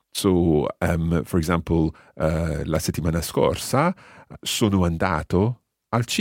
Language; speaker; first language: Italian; non-native, fluent; English